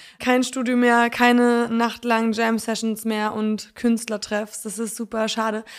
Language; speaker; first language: German; early bilingual, other home language; Polish